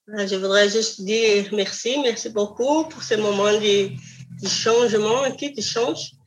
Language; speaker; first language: French; non-native, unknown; Portuguese